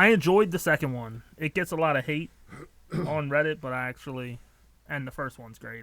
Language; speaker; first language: English; native; English